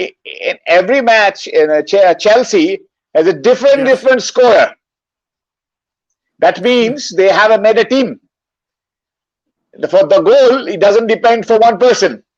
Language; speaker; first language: English; non-native, local second language; Bangla